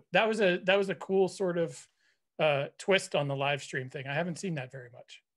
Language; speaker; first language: English; native; English